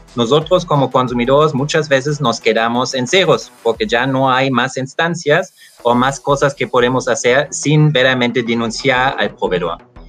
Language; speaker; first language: Spanish; non-native, fluent; German